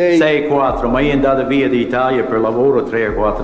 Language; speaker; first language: Italian; non-native, learner; English